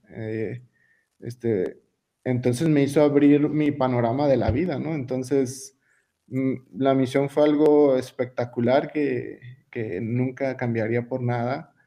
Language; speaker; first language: Spanish; native; Spanish